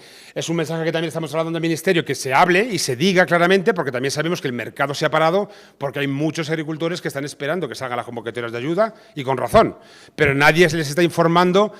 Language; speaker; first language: Spanish; native; Spanish